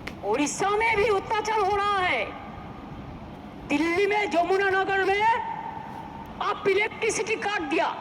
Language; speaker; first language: Hindi; non-native, local second language; Bangla